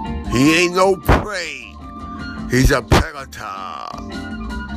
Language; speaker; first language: English; non-native, fluent; Spanish